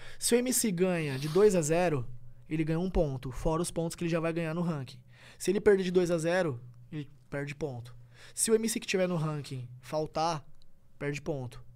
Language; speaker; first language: Portuguese; native; Portuguese